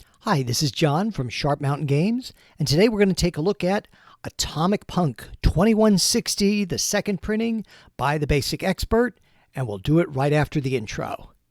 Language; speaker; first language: English; native; English